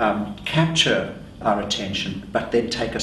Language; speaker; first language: English; native; English